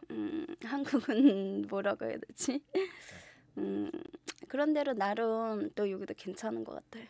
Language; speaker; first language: Korean; native; Korean